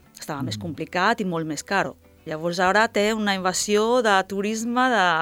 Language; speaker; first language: Catalan; non-native, fluent; Italian